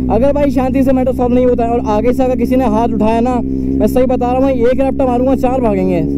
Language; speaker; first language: Hindi; native; Hindi